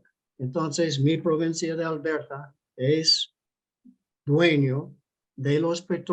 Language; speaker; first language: Spanish; non-native, fluent; English